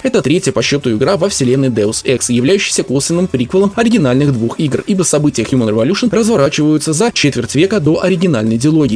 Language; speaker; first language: Russian; native; Russian